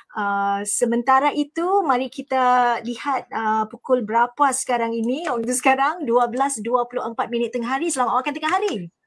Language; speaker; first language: Malay; native; Malay